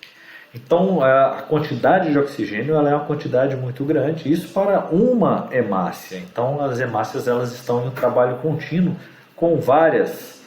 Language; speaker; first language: Portuguese; native; Portuguese